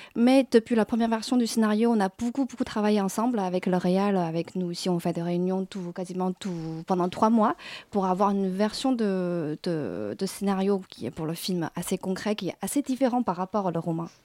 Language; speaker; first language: French; non-native, fluent; Chinese